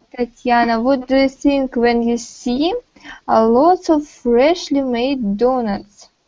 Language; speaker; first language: English; non-native, learner; Russian